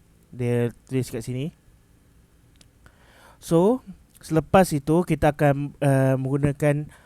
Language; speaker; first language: Malay; native; Malay